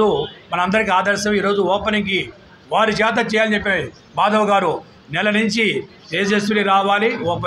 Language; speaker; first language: Telugu; native; Telugu